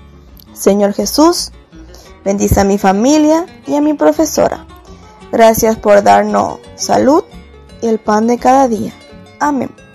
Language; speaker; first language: Spanish; native; Spanish